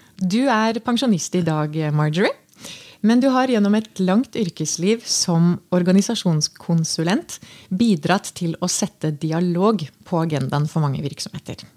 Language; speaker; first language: Norwegian; native; Norwegian